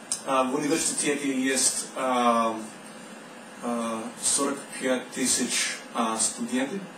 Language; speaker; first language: Russian; non-native, learner; English